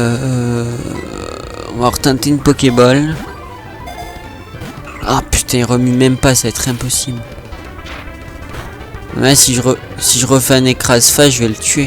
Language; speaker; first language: French; native; French